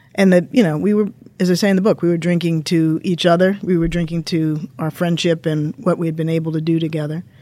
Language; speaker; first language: English; native; English